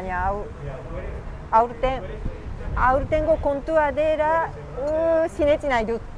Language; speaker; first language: Basque; non-native, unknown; Japanese